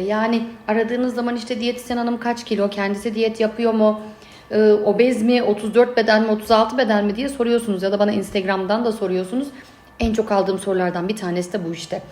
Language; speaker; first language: Turkish; native; Turkish